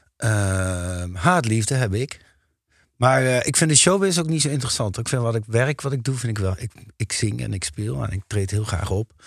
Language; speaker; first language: Dutch; native; Dutch